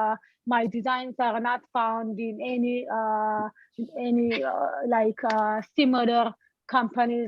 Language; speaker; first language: English; non-native, fluent; Turkish